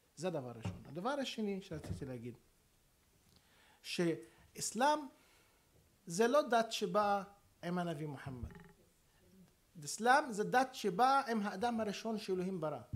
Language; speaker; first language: Hebrew; non-native, local second language; Arabic